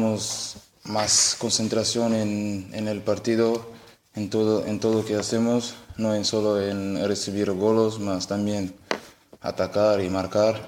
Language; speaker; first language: Spanish; non-native, learner; Portuguese